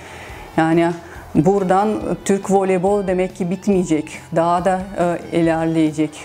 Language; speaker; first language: Turkish; non-native, fluent; Russian